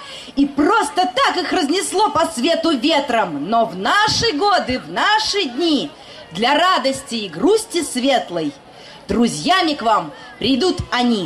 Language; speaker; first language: Russian; native; Russian